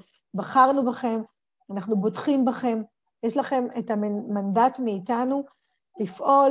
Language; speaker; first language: Hebrew; native; Hebrew